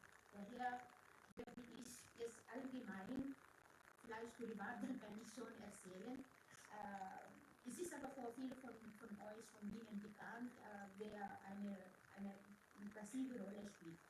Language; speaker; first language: German; non-native, fluent; Arabic